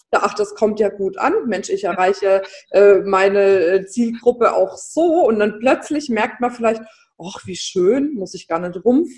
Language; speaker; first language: German; native; German